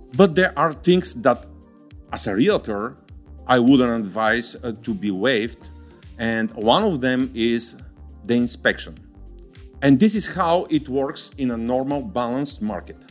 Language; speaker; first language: English; non-native, fluent; Bulgarian